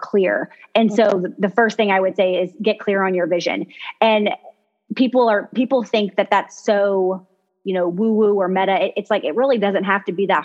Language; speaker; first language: English; native; English